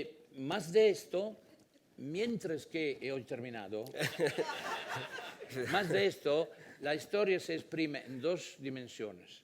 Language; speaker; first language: Spanish; non-native, fluent; Italian